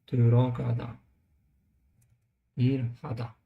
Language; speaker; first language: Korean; non-native, learner; English